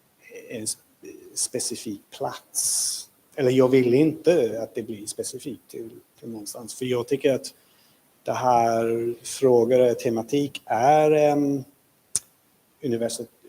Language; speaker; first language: Swedish; non-native, fluent; English